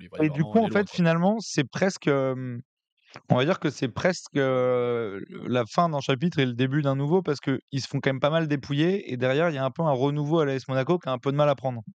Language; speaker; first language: French; native; French